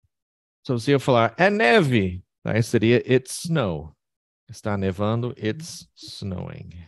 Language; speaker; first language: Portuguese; non-native, fluent; English